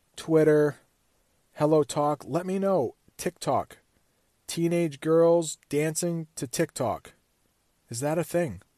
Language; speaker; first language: English; native; English